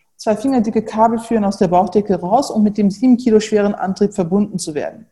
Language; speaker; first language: German; early bilingual, other home language; Turkish